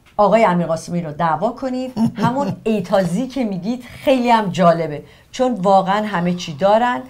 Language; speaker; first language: Persian; native; Persian